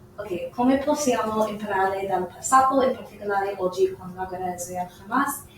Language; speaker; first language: Italian; non-native, learner; English